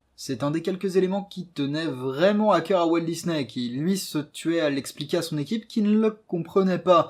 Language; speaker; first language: French; native; French